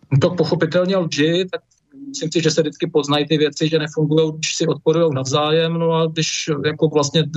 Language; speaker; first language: Czech; native; Czech